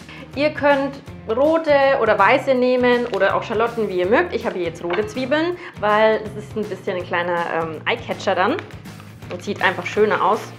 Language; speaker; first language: German; native; German